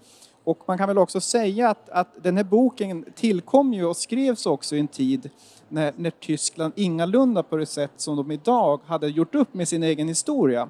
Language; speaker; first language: Swedish; native; Swedish